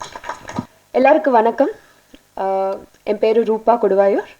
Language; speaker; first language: Tamil; non-native, learner; Telugu